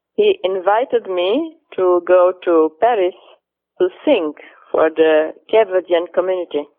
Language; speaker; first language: English; non-native, fluent; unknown